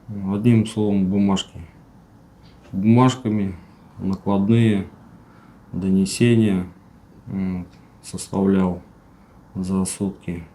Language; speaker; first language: Russian; native; Russian